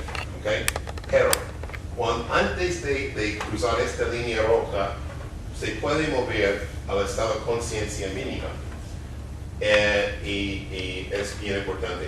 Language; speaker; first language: Spanish; non-native, fluent; English